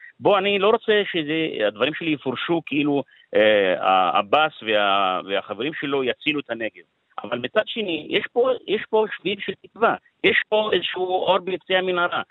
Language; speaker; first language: Hebrew; non-native, local second language; Arabic